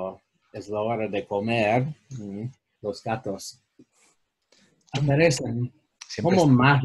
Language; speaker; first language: Spanish; non-native, learner; English